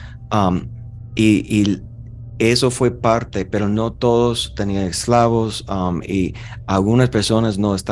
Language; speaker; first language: Spanish; non-native, fluent; English